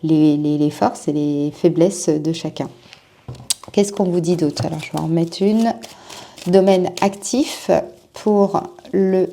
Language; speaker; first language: French; native; French